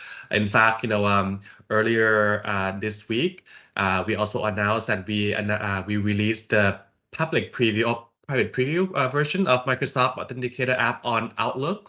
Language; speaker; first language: English; non-native, fluent; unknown